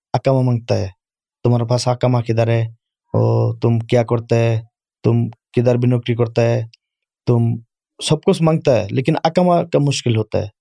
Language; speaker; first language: Urdu; non-native, learner; Bangla